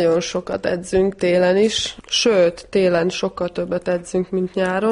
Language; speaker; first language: Hungarian; non-native, fluent; Serbian